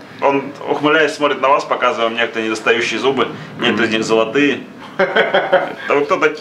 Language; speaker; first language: Russian; native; Russian